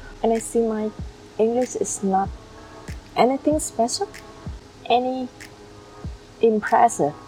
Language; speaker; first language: English; non-native, learner; Vietnamese